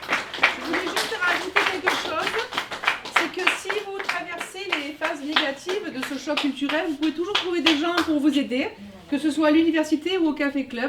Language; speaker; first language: French; native; French